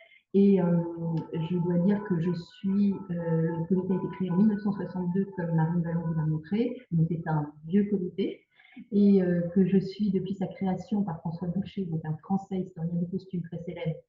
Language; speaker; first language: French; native; French